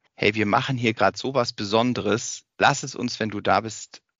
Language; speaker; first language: German; native; German